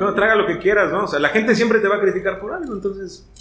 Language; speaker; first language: Spanish; native; Spanish